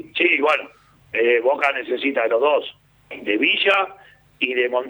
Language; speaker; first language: Spanish; native; Spanish